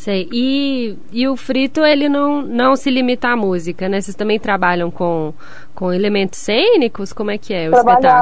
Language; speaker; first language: Portuguese; native; Portuguese